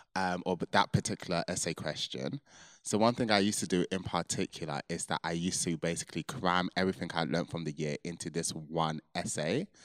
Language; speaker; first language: English; early bilingual, other home language; Yoruba